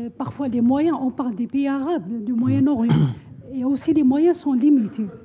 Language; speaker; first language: French; non-native, local second language; Arabic